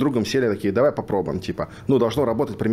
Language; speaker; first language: Russian; native; Russian